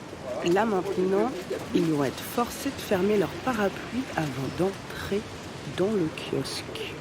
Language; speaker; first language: French; native; French